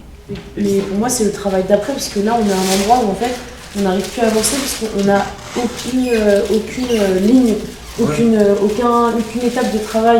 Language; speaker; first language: French; native; French